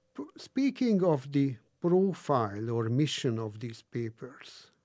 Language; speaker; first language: English; non-native, fluent; Hungarian